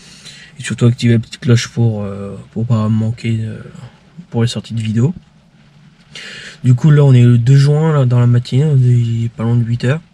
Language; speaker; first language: French; native; French